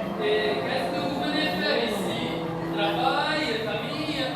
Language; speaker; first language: French; non-native, local second language; Arabic